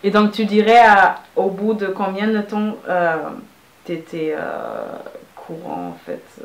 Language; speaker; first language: French; non-native, fluent; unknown